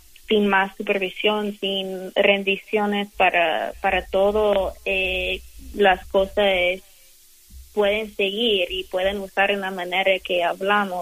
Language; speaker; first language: Spanish; non-native, fluent; English